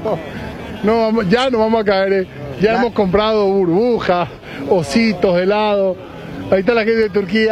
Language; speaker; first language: Spanish; native; Spanish